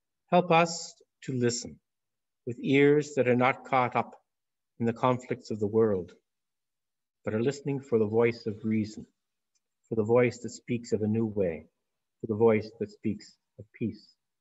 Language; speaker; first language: English; native; English